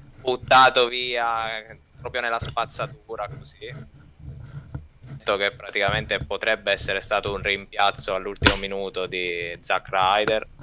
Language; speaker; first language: Italian; native; Italian